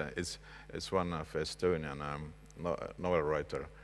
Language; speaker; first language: English; non-native, fluent; Estonian